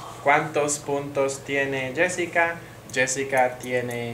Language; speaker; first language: Spanish; non-native, fluent; English